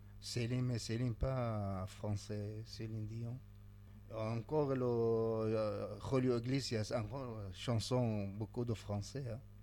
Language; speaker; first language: French; non-native, learner; Arabic